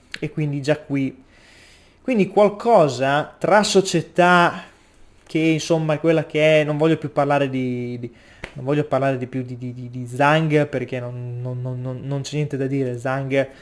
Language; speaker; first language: Italian; native; Italian